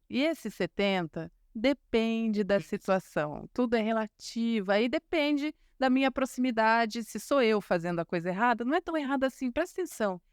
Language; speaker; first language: Portuguese; native; Portuguese